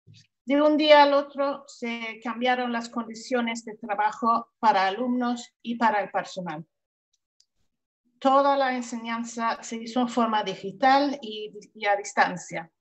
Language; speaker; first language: Spanish; non-native, fluent; Swedish